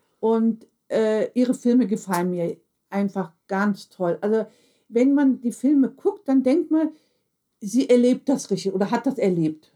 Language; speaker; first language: German; early bilingual, other home language; Turkish